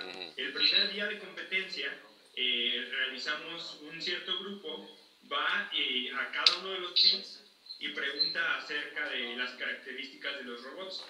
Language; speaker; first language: Spanish; native; Spanish